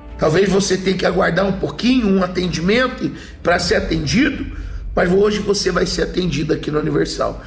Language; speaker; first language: Portuguese; native; Portuguese